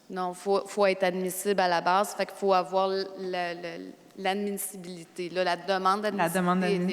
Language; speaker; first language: French; native; French